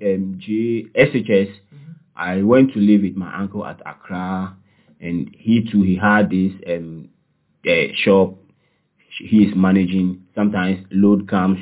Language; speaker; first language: English; non-native, local second language; Akan